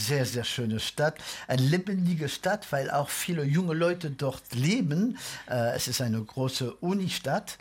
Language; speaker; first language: German; non-native, fluent; French